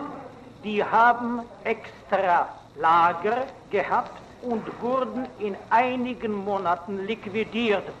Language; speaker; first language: German; non-native, fluent; Czech